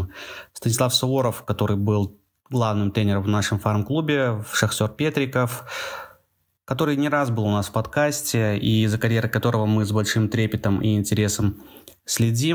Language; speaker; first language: Russian; native; Russian